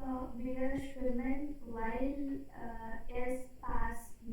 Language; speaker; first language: German; non-native, learner; Hindi